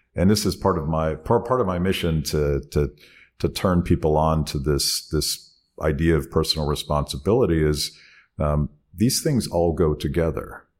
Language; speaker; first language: English; native; English